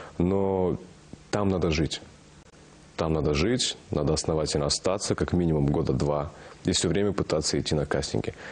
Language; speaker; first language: Russian; non-native, local second language; Kazakh